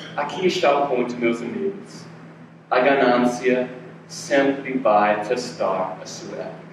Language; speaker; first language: Portuguese; non-native, fluent; English